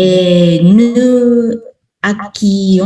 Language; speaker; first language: French; non-native, learner; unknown